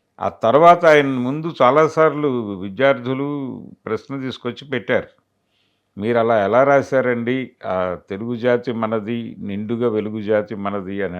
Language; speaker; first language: Telugu; native; Telugu